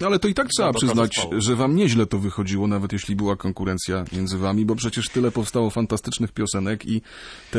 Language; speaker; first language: Polish; native; Polish